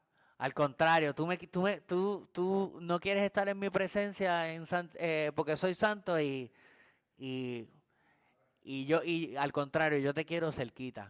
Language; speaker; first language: Spanish; native; Spanish